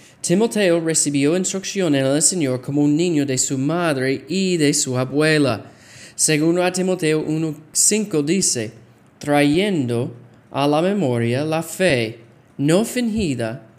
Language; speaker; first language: Spanish; non-native, fluent; English